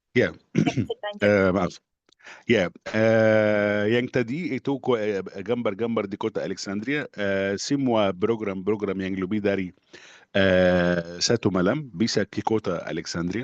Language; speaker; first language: Indonesian; non-native, fluent; Arabic